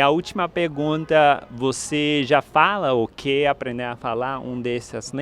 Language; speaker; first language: Portuguese; non-native, fluent; English